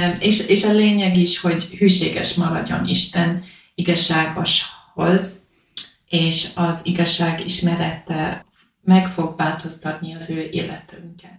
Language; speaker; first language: Hungarian; non-native, learner; English